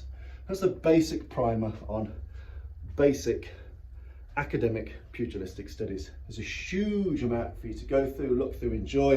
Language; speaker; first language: English; native; English